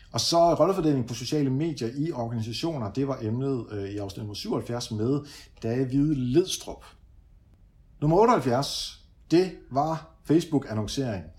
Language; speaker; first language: Danish; early bilingual, other home language; Dutch